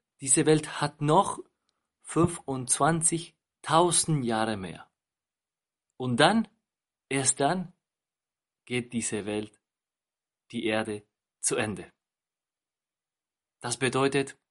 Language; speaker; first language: German; non-native, fluent; Spanish